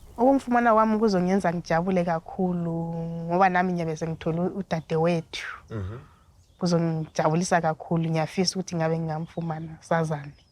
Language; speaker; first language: Zulu; native; Zulu